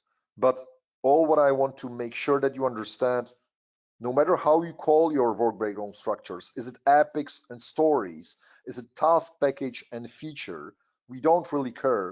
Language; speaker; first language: English; non-native, fluent; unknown